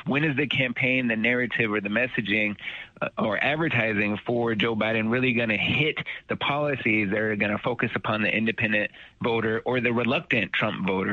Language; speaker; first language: English; native; English